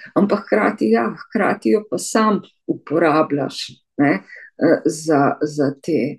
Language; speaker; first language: Slovenian; native; Slovenian